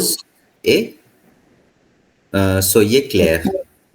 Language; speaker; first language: French; non-native, fluent; Hindi